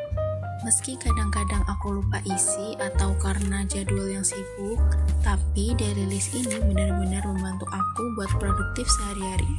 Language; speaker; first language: Indonesian; native; Indonesian